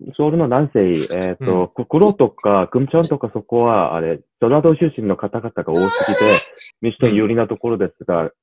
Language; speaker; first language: Japanese; non-native, learner; Korean